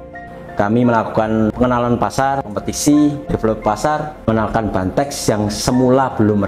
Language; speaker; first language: Indonesian; native; Indonesian